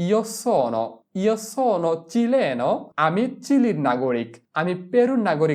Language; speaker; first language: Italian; non-native, fluent; Bangla